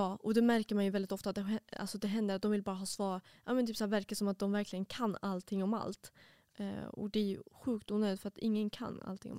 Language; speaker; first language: Swedish; native; Swedish